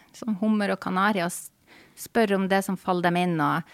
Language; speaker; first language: Norwegian; native; Norwegian